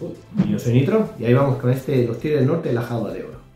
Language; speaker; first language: Spanish; native; Spanish